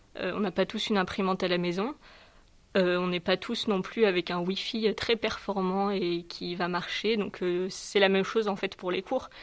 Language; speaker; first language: French; native; French